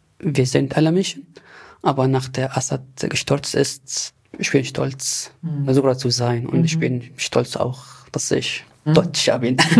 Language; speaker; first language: German; non-native, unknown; Arabic